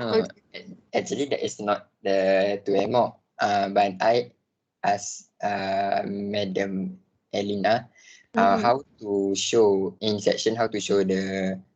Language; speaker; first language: English; non-native, local second language; Malay